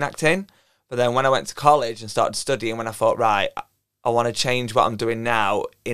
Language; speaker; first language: English; native; English